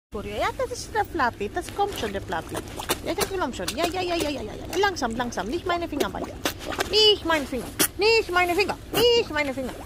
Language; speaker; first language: German; non-native, learner; Filipino